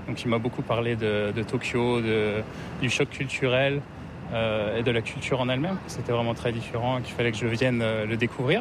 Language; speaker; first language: French; native; French